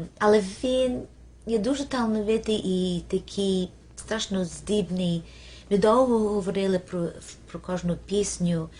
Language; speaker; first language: Ukrainian; early bilingual, heritage; Ukrainian